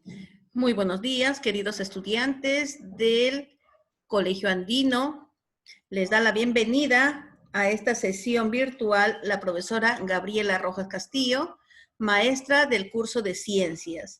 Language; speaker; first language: Spanish; native; Spanish